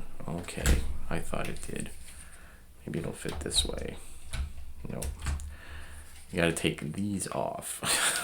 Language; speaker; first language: English; native; English